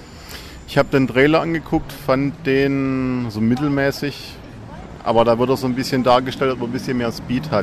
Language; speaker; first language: German; native; German